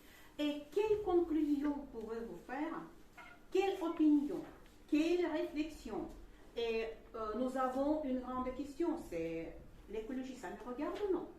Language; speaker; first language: French; non-native, fluent; Russian